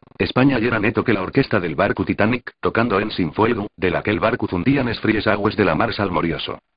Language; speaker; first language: Asturian; non-native, local second language; Spanish